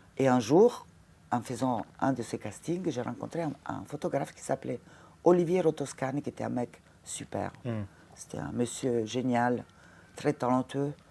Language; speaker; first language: French; non-native, fluent; Italian